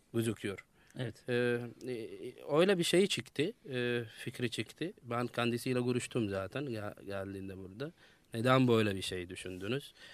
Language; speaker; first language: Turkish; non-native, fluent; Arabic